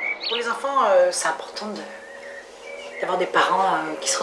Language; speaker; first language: French; native; French